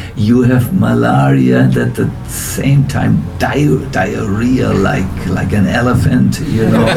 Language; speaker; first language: English; non-native, fluent; German